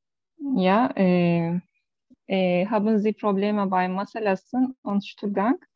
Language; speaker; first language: German; non-native, learner; Turkish